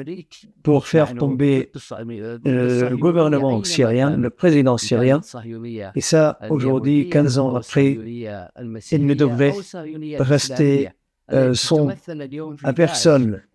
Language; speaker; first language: French; non-native, fluent; Arabic